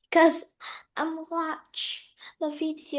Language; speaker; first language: English; non-native, learner; Vietnamese